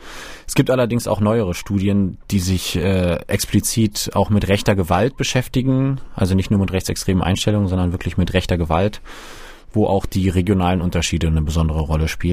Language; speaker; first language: German; native; German